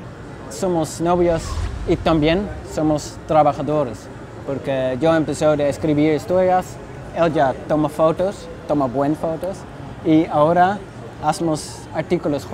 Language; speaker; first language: Spanish; non-native, fluent; Dutch